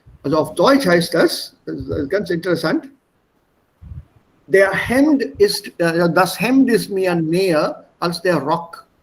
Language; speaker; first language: German; non-native, fluent; Hindi